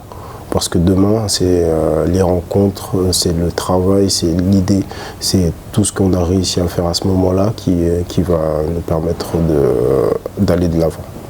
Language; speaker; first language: French; early bilingual, other home language; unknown